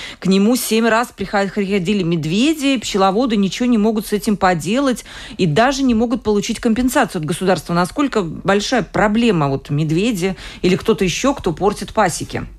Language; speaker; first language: Russian; native; Russian